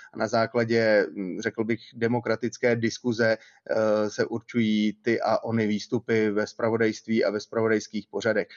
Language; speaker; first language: Czech; native; Czech